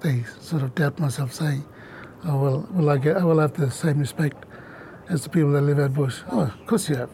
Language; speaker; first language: English; non-native, local second language; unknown